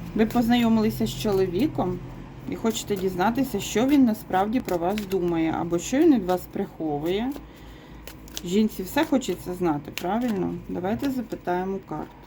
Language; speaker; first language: Ukrainian; non-native, local second language; Russian